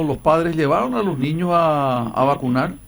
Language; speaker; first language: Spanish; native; Spanish